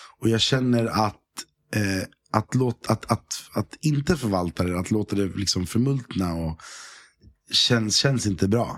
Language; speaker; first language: Swedish; early bilingual, other home language; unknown